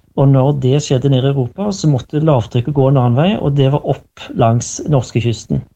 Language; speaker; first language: Norwegian; native; Norwegian